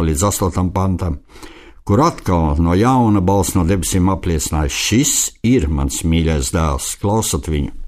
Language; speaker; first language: Latvian; native; Latvian